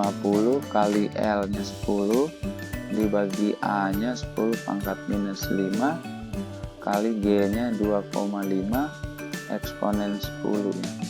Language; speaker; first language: Indonesian; native; Indonesian